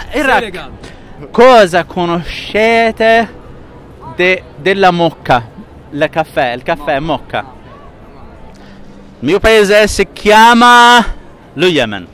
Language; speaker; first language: Italian; non-native, fluent; Arabic